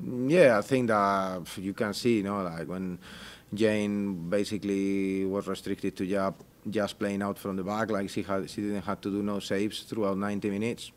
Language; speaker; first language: English; non-native, fluent; Spanish